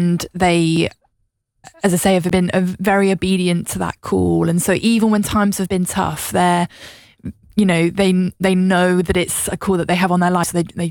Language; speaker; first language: English; native; English